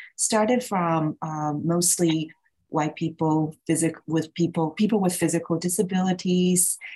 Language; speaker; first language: English; early bilingual, other home language; Thai